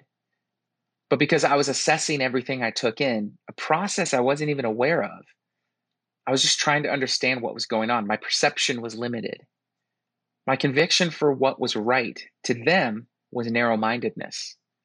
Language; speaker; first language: English; native; English